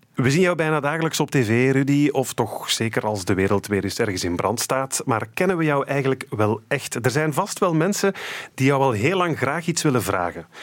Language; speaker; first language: Dutch; native; Dutch